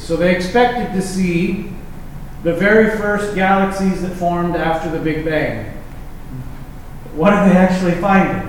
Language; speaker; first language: English; native; English